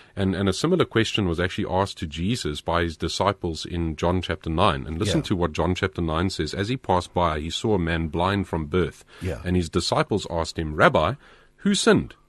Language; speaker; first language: English; native; English